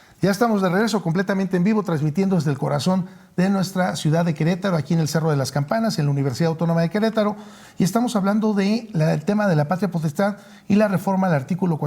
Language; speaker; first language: Spanish; native; Spanish